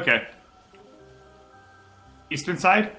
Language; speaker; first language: English; native; English